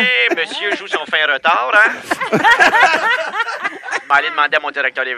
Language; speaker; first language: French; native; French